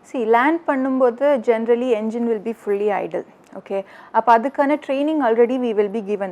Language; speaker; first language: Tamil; early bilingual, heritage; Tamil